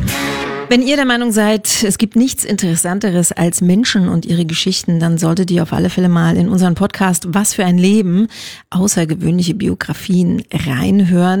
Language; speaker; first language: German; native; German